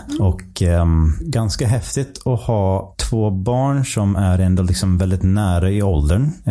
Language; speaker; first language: Swedish; non-native, fluent; English